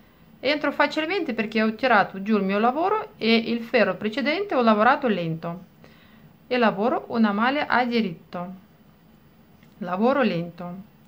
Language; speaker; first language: Italian; non-native, fluent; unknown